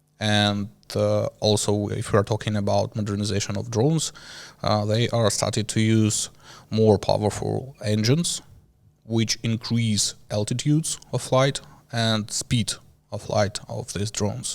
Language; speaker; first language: English; non-native, learner; Ukrainian